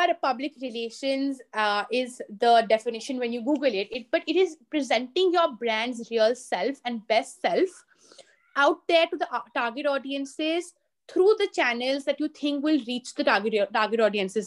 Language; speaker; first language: English; non-native, local second language; Hindi